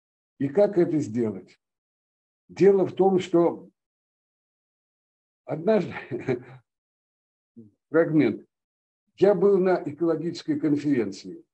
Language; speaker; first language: Russian; native; Russian